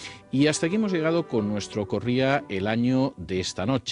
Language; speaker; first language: Spanish; native; Spanish